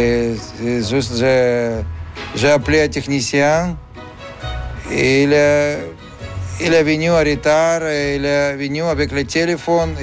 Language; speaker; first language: French; non-native, fluent; Russian